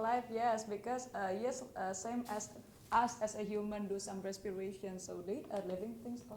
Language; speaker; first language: English; non-native, learner; Indonesian